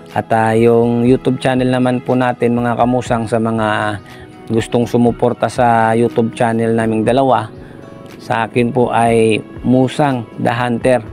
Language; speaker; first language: Filipino; non-native, local second language; Hiligaynon